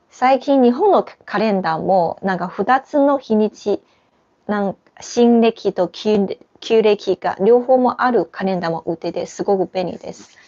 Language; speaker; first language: Japanese; non-native, fluent; Chinese